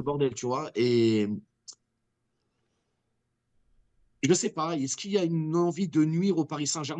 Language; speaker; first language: French; native; French